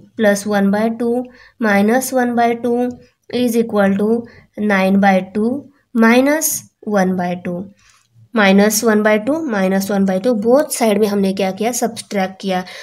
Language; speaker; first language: Hindi; non-native, local second language; Marathi